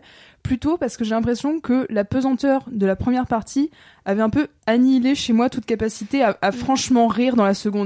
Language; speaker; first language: French; native; French